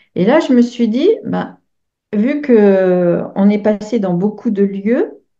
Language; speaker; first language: French; native; French